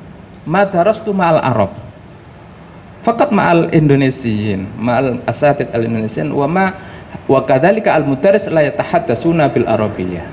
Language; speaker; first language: Arabic; non-native, learner; Indonesian